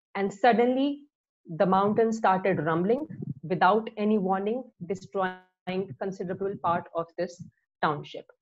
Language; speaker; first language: English; non-native, local second language; Hindi